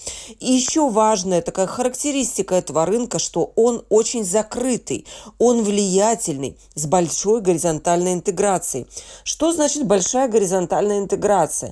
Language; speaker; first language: Russian; native; Russian